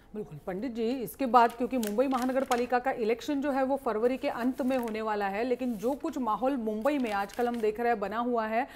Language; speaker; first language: Hindi; non-native, local second language; Marathi